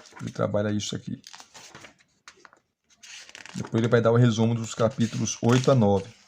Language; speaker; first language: Portuguese; native; Portuguese